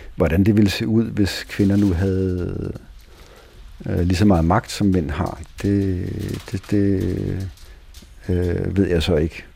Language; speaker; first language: Danish; native; Danish